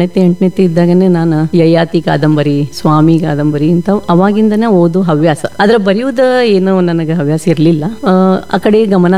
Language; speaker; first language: Kannada; non-native, local second language; Marathi